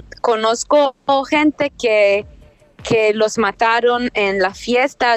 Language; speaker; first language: Spanish; early bilingual, other home language; Hebrew